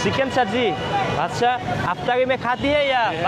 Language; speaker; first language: Hindi; non-native, learner; Bangla